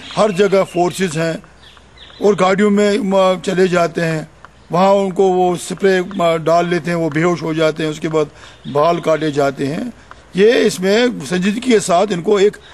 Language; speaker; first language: Urdu; non-native, local second language; Kashmiri